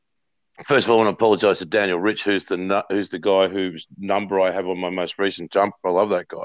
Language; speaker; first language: English; native; English